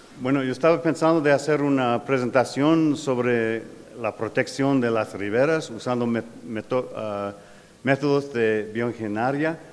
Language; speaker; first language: Spanish; non-native, learner; English